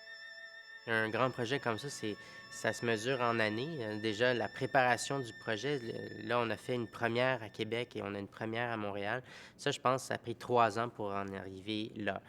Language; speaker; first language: French; native; French